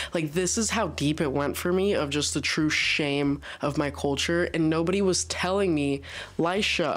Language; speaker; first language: English; early bilingual, other home language; Spanish